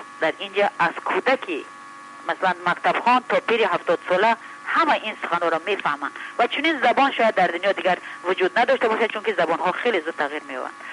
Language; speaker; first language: Persian; native; Persian